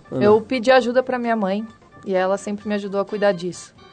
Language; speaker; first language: Portuguese; native; Portuguese